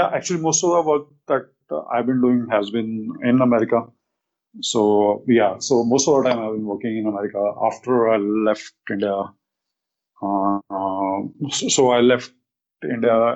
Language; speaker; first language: English; non-native, local second language; Hindi